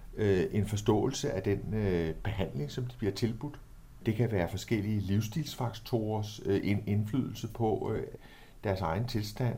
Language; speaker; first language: Danish; native; Danish